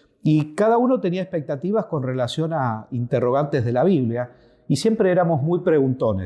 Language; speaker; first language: Spanish; native; Spanish